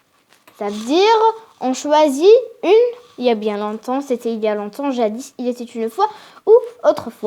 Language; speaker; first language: French; non-native, local second language; Arabic